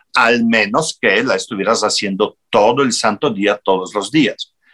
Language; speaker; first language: Spanish; non-native, fluent; Polish